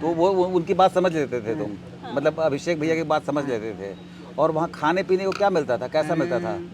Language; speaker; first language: Hindi; native; Hindi